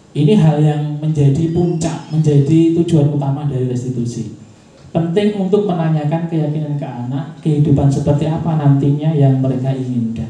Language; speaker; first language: Indonesian; native; Indonesian